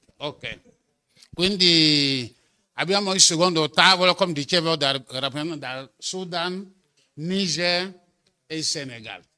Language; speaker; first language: Italian; non-native, fluent; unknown